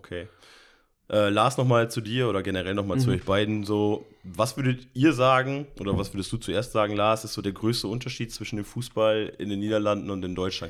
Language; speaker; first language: German; native; German